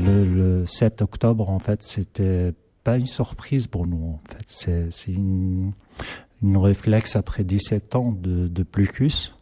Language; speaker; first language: French; non-native, learner; Arabic